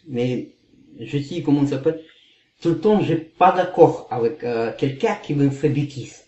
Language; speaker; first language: French; non-native, learner; Kazakh